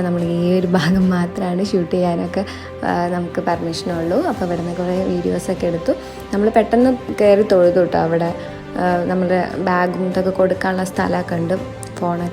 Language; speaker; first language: Malayalam; native; Malayalam